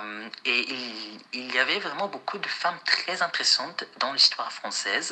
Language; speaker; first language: French; non-native, fluent; Arabic